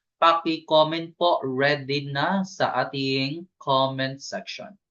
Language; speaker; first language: Filipino; non-native, local second language; Hiligaynon